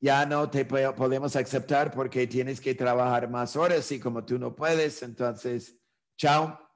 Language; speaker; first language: Spanish; non-native, fluent; English